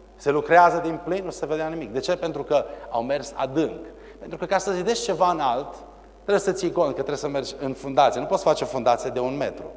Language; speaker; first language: Romanian; early bilingual, heritage; Romanian